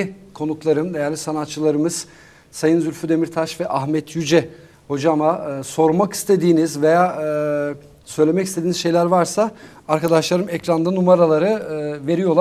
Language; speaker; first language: Turkish; native; Turkish